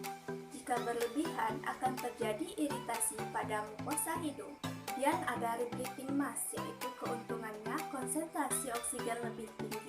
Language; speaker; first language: Indonesian; native; Indonesian